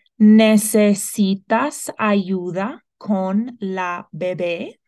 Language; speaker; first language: Spanish; non-native, fluent; English